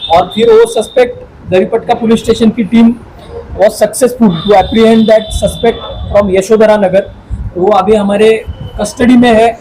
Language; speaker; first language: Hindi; non-native, local second language; Marathi